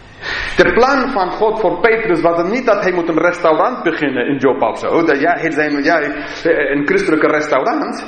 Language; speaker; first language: Dutch; non-native, fluent; English